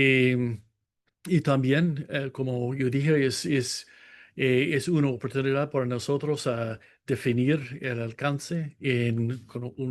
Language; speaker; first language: Spanish; non-native, fluent; English